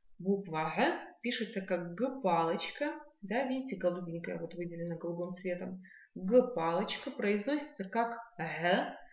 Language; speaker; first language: Russian; non-native, local second language; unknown